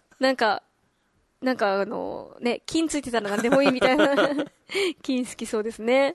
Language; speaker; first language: Japanese; native; Japanese